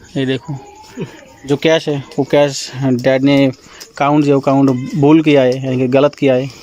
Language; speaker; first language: Hindi; non-native, local second language; Bangla